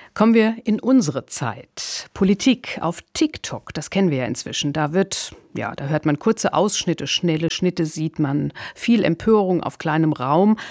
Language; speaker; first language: German; native; German